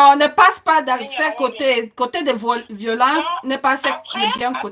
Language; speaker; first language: French; non-native, learner; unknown